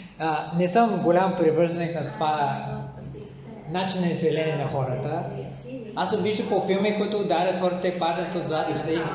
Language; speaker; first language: Bulgarian; non-native, fluent; English